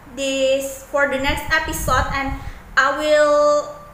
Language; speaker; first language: English; non-native, learner; Indonesian